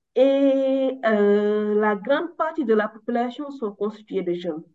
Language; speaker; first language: French; non-native, local second language; Wolof